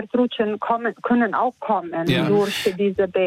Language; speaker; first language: German; non-native, fluent; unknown